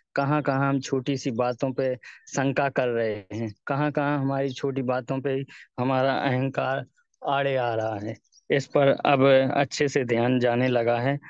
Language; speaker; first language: Hindi; native; Hindi